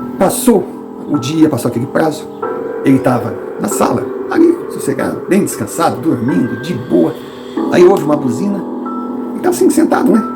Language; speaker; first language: Portuguese; non-native, fluent; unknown